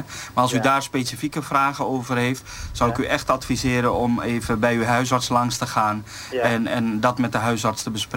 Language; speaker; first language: Dutch; native; Dutch